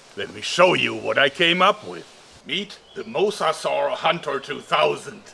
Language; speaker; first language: English; non-native, fluent; German